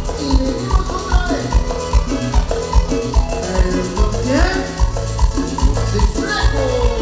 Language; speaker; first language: Spanish; native; Spanish